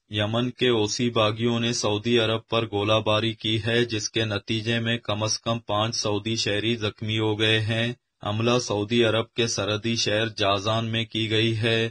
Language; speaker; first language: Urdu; non-native, local second language; Baluchi